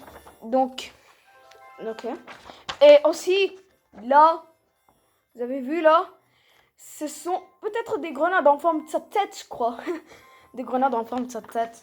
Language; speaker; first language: French; native; French